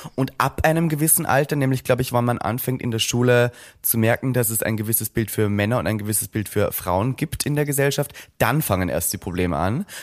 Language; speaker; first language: German; native; German